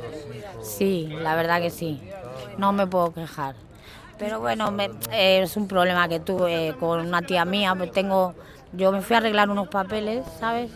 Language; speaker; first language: Spanish; native; Spanish